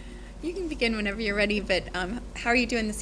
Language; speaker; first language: English; native; English